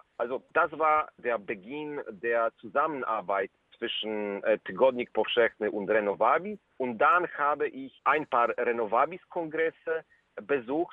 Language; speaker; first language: German; non-native, fluent; Polish